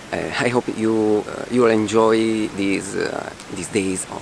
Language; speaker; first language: English; non-native, fluent; Italian